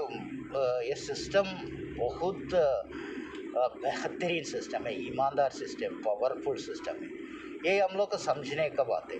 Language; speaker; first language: Hindi; non-native, local second language; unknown